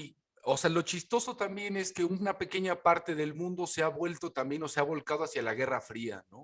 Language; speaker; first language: Spanish; native; Spanish